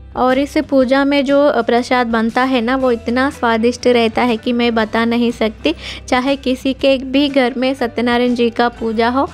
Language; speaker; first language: Hindi; non-native, local second language; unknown